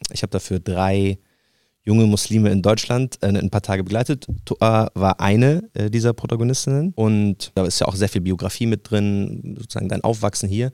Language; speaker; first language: German; early bilingual, other home language; Arabic